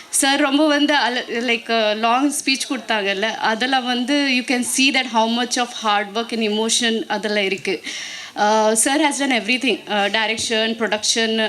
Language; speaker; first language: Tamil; non-native, learner; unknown